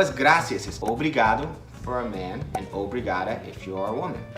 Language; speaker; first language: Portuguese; non-native, fluent; English